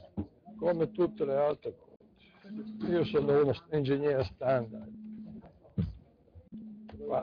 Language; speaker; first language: Italian; native; Italian